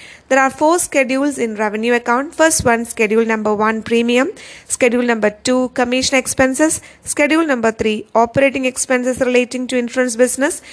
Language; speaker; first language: English; non-native, local second language; Malayalam